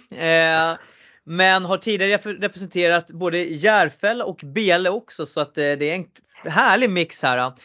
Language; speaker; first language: Swedish; native; Swedish